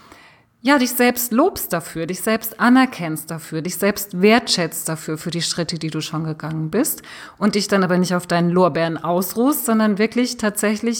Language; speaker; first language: German; native; German